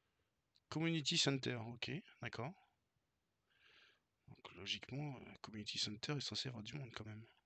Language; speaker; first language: French; native; French